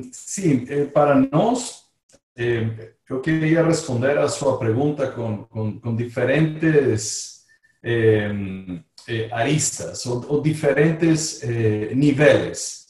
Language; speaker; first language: Portuguese; non-native, fluent; Spanish